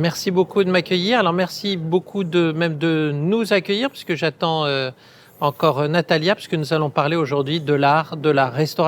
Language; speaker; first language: French; native; French